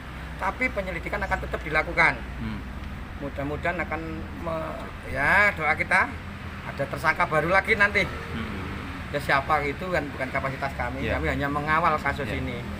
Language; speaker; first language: Indonesian; non-native, local second language; Javanese